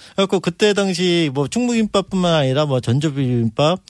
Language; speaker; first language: Korean; native; Korean